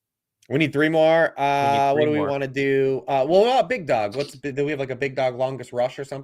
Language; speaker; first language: English; native; English